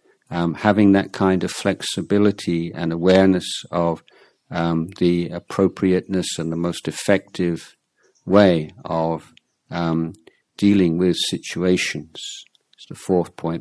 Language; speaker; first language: English; native; English